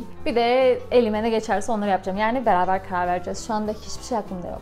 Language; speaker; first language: Turkish; native; Turkish